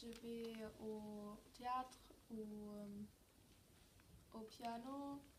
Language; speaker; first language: French; non-native, learner; German